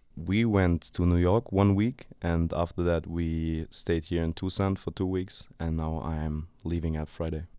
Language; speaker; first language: English; non-native, fluent; German